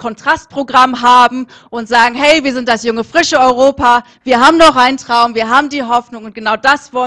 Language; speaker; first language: German; native; German